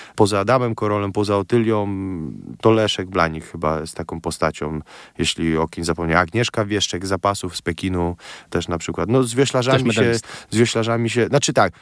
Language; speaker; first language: Polish; native; Polish